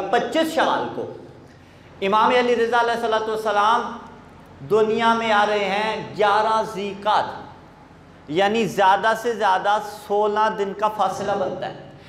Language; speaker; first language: Urdu; non-native, local second language; Punjabi